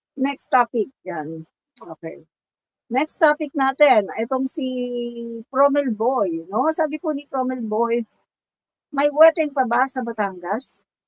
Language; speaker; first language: Filipino; non-native, local second language; Cebuano